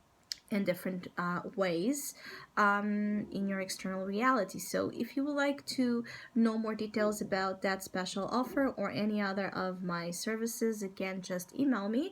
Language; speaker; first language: English; non-native, fluent; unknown